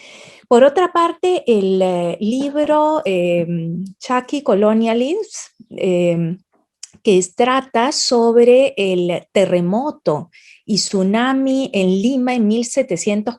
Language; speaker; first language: Spanish; native; Spanish